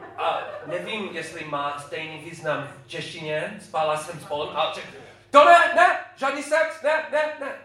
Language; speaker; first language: Czech; non-native, fluent; English